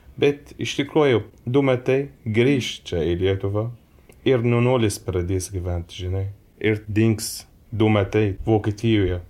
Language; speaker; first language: Lithuanian; non-native, learner; Arabic